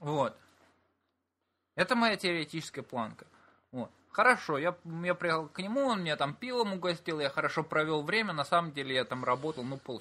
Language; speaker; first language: Russian; native; Russian